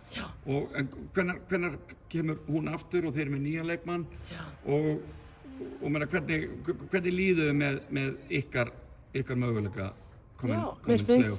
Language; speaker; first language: Icelandic; native; Icelandic